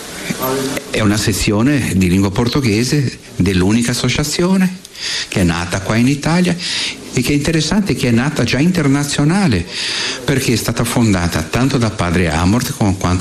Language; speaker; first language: Italian; non-native, fluent; Portuguese